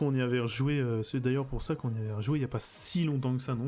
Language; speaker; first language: French; native; French